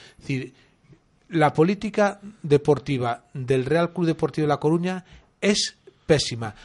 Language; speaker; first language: Spanish; native; Spanish